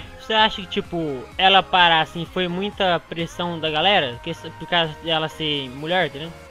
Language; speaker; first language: Portuguese; native; Portuguese